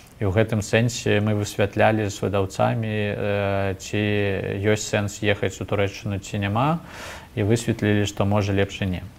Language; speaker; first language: Belarusian; non-native, local second language; Russian